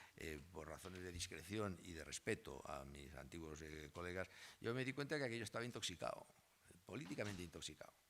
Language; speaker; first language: Spanish; native; Spanish